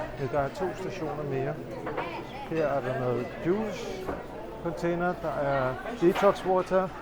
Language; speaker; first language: Danish; early bilingual, other home language; Urdu